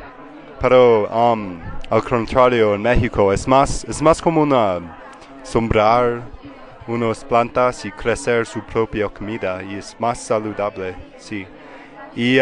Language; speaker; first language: Spanish; non-native, learner; English